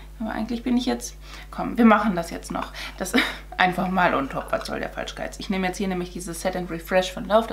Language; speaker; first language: German; native; German